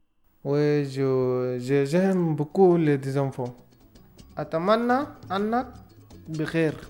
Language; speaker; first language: French; non-native, learner; Arabic